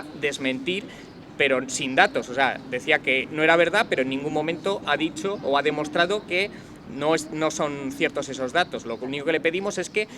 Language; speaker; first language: Spanish; native; Spanish